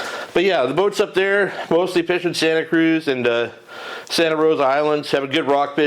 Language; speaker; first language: English; native; English